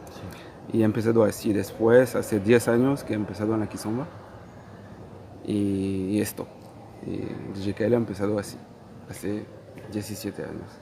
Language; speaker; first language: Spanish; non-native, fluent; Portuguese